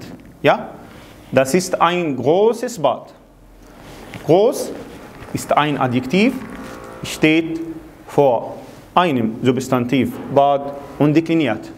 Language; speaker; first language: German; non-native, fluent; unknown